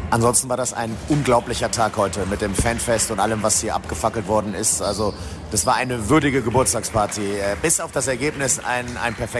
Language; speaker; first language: German; native; German